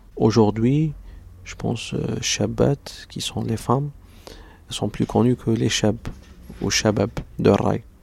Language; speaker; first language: French; non-native, local second language; Arabic